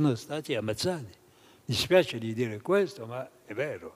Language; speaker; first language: Italian; non-native, fluent; French